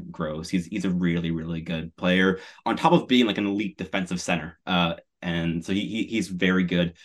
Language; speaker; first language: English; native; English